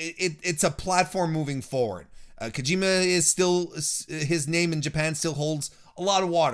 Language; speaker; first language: English; native; English